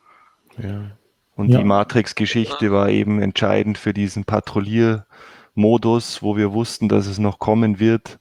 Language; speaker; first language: German; native; German